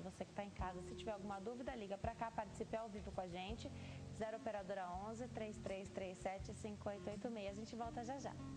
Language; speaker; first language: Portuguese; native; Portuguese